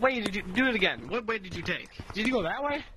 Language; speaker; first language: English; native; English